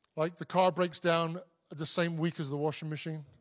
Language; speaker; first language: English; native; English